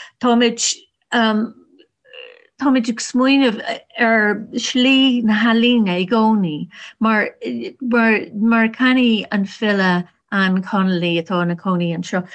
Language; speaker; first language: Irish; non-native, learner; English